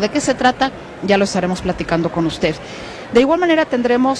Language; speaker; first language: Spanish; native; Spanish